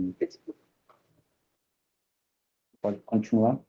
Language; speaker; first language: Portuguese; non-native, local second language; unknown